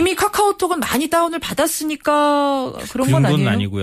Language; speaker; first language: Korean; native; Korean